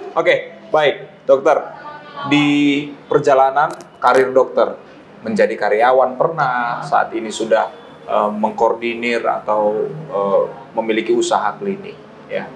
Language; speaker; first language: Indonesian; native; Indonesian